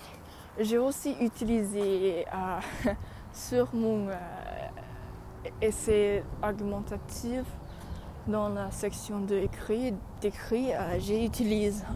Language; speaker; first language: French; non-native, learner; English